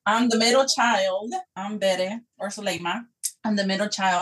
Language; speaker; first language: English; early bilingual, other home language; Spanish